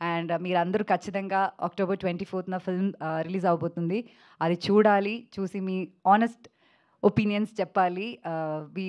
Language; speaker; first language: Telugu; non-native, local second language; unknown